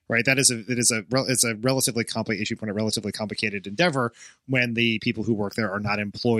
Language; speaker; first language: English; native; English